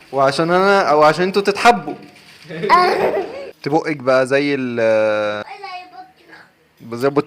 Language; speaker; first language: Arabic; native; Arabic